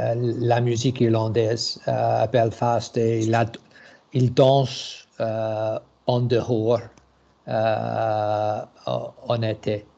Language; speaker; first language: French; non-native, learner; English